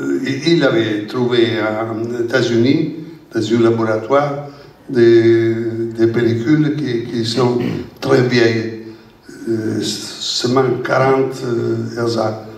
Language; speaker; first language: French; non-native, learner; Italian